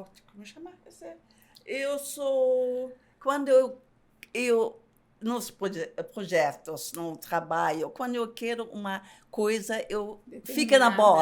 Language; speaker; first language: Portuguese; non-native, fluent; German